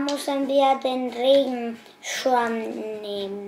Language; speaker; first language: German; non-native, learner; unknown